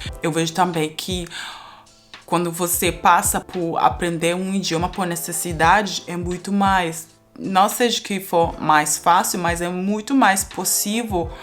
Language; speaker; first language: Portuguese; non-native, fluent; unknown